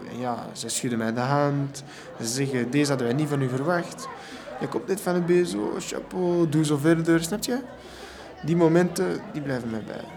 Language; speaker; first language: Dutch; early bilingual, other home language; Arabic